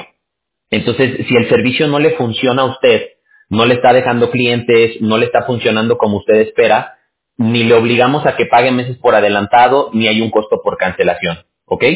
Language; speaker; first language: Spanish; native; Spanish